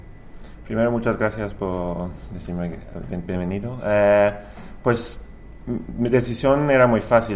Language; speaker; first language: Spanish; non-native, fluent; Swedish